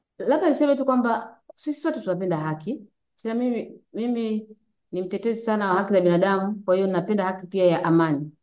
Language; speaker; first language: Swahili; native; Swahili